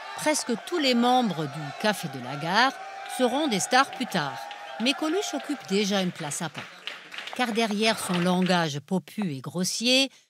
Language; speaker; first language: French; non-native, fluent; German